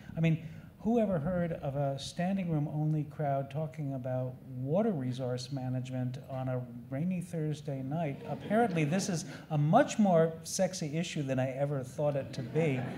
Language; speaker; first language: English; native; English